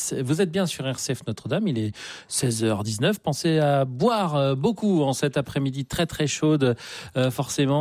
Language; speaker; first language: French; native; French